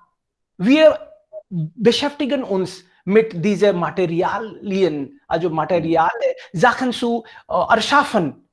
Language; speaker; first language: German; non-native, fluent; Hindi